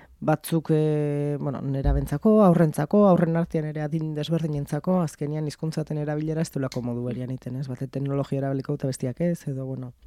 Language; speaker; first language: Basque; native; Basque